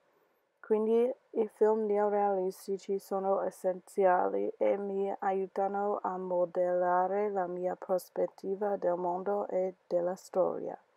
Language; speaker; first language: Italian; non-native, learner; English